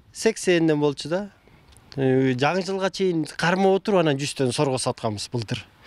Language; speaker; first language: Kyrgyz; native; Kyrgyz